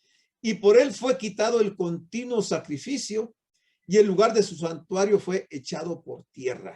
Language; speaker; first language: Spanish; native; Spanish